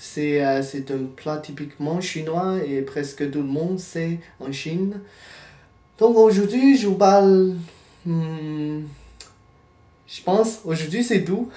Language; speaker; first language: French; non-native, fluent; Chinese